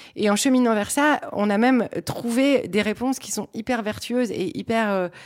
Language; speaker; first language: French; native; French